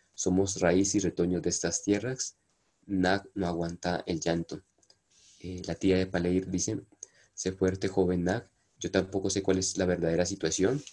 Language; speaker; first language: Spanish; non-native, local second language; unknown